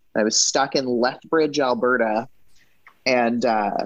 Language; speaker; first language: English; native; English